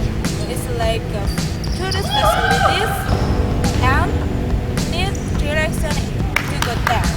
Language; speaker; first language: English; non-native, learner; Indonesian